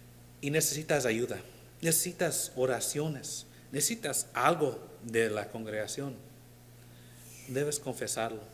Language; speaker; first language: Spanish; non-native, learner; English